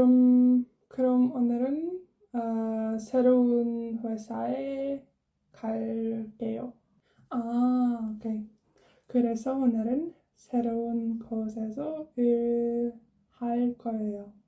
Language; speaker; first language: Korean; non-native, learner; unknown